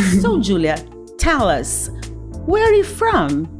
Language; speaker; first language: English; non-native, fluent; Portuguese